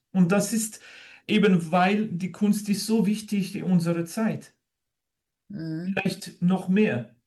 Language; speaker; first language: German; non-native, learner; French